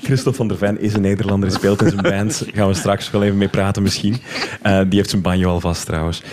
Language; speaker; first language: Dutch; native; Dutch